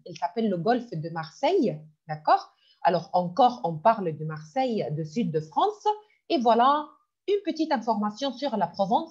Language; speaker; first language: French; non-native, fluent; Arabic